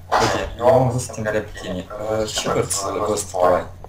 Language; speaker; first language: Romanian; non-native, local second language; Russian